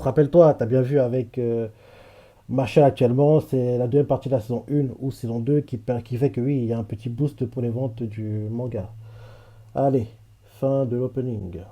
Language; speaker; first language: French; native; French